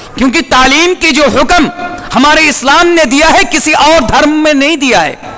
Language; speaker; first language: Urdu; native; Urdu